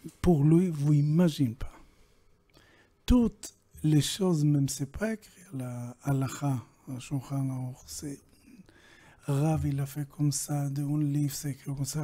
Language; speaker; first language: French; non-native, learner; Hebrew